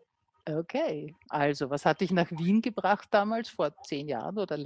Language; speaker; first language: German; native; German